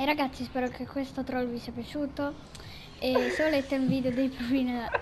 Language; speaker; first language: Italian; native; Italian